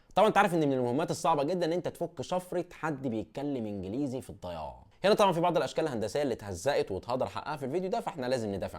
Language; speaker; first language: Arabic; native; Arabic